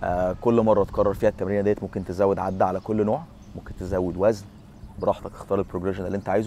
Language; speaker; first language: Arabic; native; Arabic